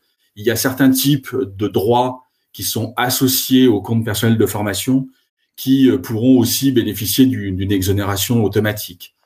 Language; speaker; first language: French; native; French